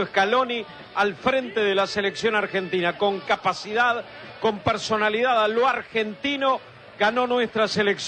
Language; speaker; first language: Spanish; native; Spanish